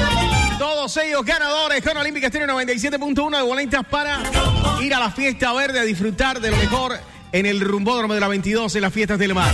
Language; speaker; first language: Spanish; native; Spanish